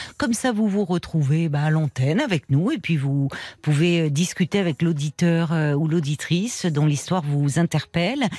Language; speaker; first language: French; native; French